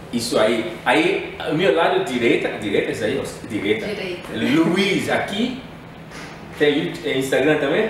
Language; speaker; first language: Portuguese; non-native, fluent; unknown